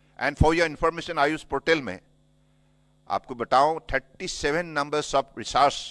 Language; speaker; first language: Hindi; non-native, local second language; Assamese